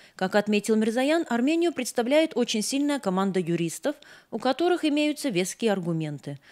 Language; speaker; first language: Russian; non-native, local second language; Armenian